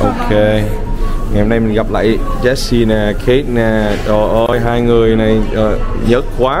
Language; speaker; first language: Vietnamese; early bilingual, heritage; Vietnamese